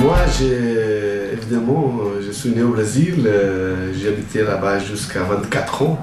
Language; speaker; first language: French; non-native, fluent; Portuguese